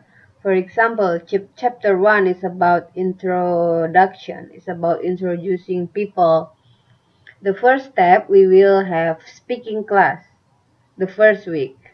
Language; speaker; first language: English; non-native, fluent; Indonesian